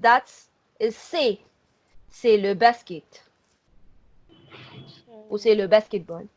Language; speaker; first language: French; non-native, fluent; Hindi